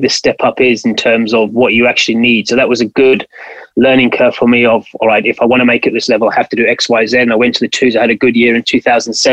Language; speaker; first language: English; native; English